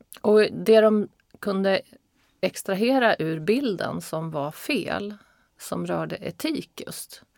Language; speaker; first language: Swedish; native; Swedish